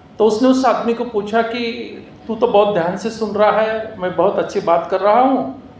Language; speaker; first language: Hindi; non-native, local second language; Marathi